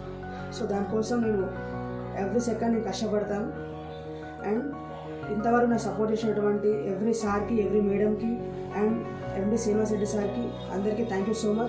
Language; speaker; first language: Telugu; native; Telugu